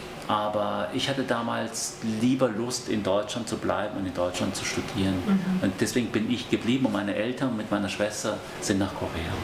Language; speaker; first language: German; early bilingual, other home language; Korean